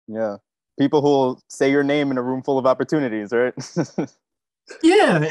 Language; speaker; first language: English; native; English